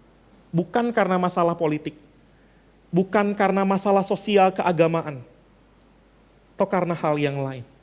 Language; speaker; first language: Indonesian; native; Indonesian